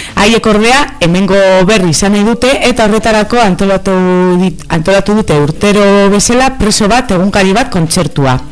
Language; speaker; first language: Basque; native; Basque